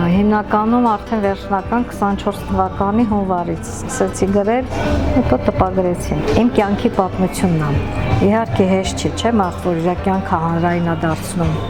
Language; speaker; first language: Armenian; non-native, local second language; Kurdish